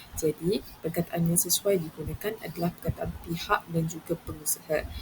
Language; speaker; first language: Malay; native; Malay